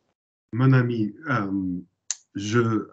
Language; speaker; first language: French; non-native, learner; English